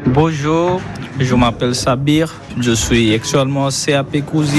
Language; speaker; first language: French; non-native, learner; Bangla